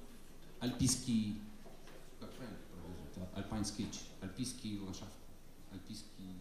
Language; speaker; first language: Russian; native; Russian